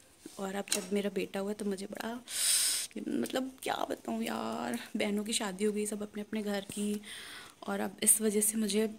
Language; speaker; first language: Hindi; native; Hindi